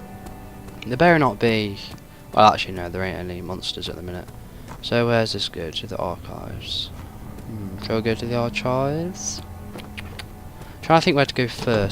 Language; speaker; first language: English; native; English